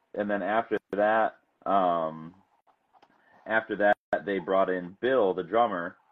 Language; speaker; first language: English; native; English